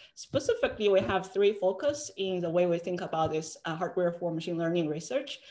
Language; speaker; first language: English; non-native, fluent; Chinese